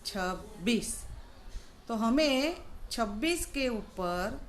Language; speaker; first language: Hindi; non-native, local second language; Gujarati